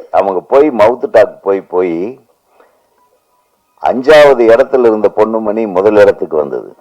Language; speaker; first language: Tamil; native; Tamil